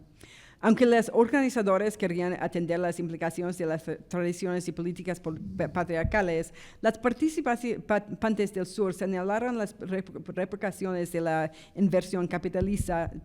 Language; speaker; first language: Spanish; non-native, fluent; English